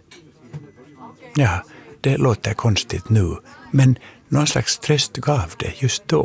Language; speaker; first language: Swedish; native; Swedish